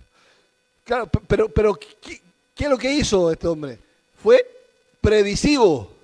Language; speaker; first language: Spanish; native; Spanish